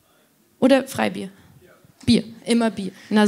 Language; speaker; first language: German; native; German